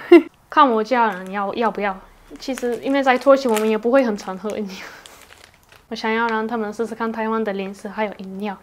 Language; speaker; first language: Chinese; non-native, fluent; Turkish